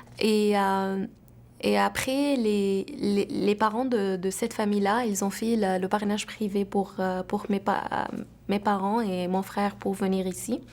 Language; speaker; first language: French; non-native, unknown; Arabic